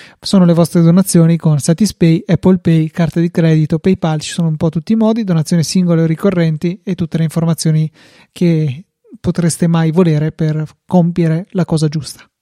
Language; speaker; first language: Italian; native; Italian